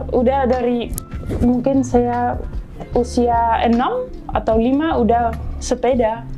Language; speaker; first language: Indonesian; non-native, fluent; Dutch